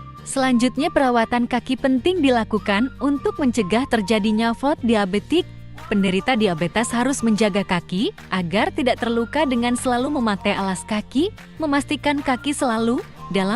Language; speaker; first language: Indonesian; native; Indonesian